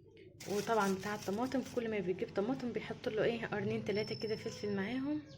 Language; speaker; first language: Arabic; native; Arabic